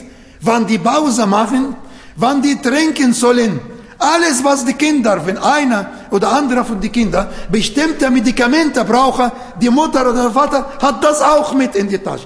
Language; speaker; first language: German; non-native, fluent; Arabic